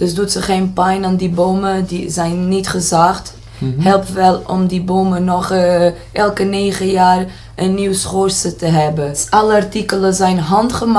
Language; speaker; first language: Dutch; non-native, learner; Portuguese